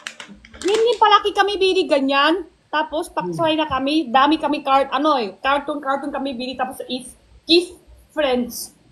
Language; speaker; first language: Filipino; non-native, learner; Chinese